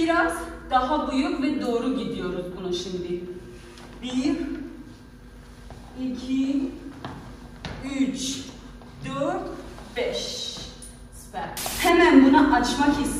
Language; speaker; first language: Turkish; non-native, fluent; Persian